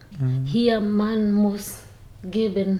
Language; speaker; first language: German; non-native, learner; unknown